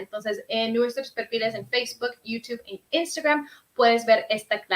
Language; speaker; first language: Spanish; early bilingual, heritage; Spanish